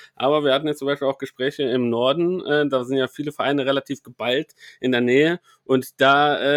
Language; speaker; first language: German; non-native, fluent; Spanish